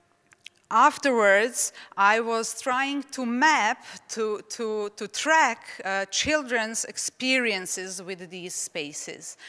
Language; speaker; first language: English; non-native, fluent; Czech